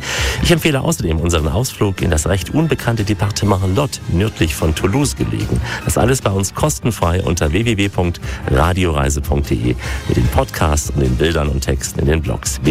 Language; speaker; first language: German; native; German